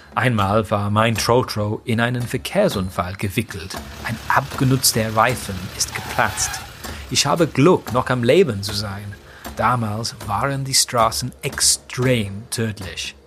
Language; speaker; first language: German; non-native, fluent; English